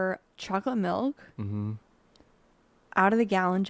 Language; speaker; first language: English; native; English